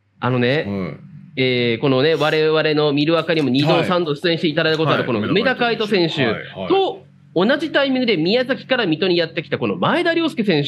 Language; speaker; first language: Japanese; native; Japanese